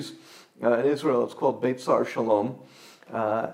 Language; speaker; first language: English; native; English